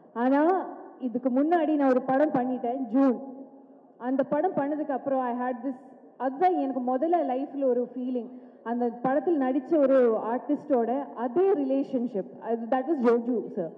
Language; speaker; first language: Tamil; non-native, local second language; Malayalam